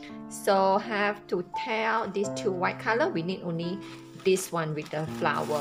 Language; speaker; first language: English; non-native, local second language; Chinese